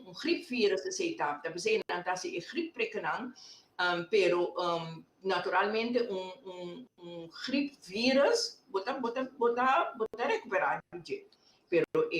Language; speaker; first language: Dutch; non-native, local second language; Papiamento